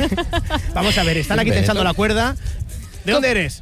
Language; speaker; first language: Spanish; native; Spanish